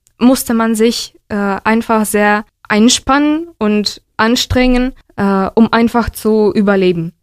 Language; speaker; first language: German; early bilingual, other home language; Ukrainian